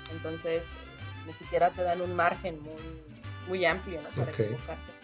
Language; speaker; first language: Spanish; native; Spanish